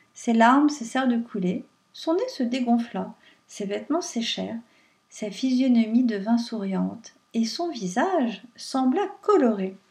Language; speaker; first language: French; native; French